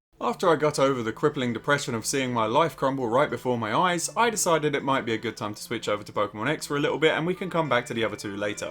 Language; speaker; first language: English; native; English